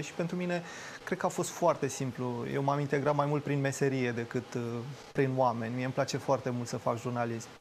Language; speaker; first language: Romanian; native; Romanian